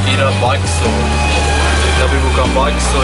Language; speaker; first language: Indonesian; non-native, learner; Persian